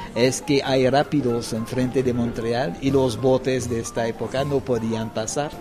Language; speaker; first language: Spanish; non-native, fluent; French